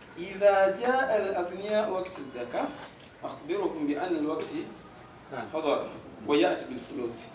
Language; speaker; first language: Arabic; non-native, learner; Ganda